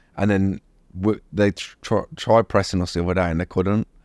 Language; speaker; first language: English; native; English